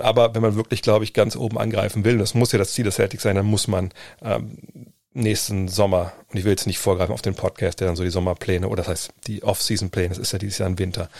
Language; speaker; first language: German; native; German